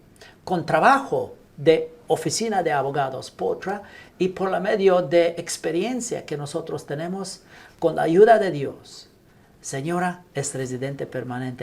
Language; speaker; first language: Spanish; non-native, learner; English